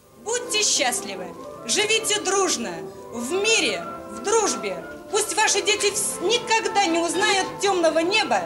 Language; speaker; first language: Russian; native; Russian